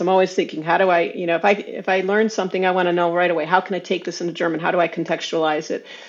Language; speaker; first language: English; native; English